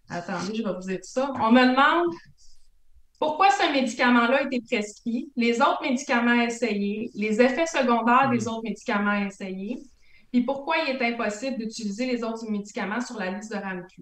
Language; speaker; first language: French; native; French